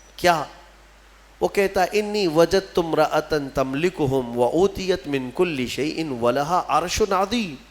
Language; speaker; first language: Urdu; native; Urdu